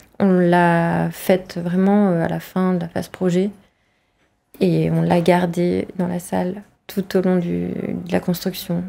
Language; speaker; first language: French; native; French